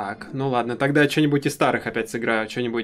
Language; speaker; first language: Russian; native; Russian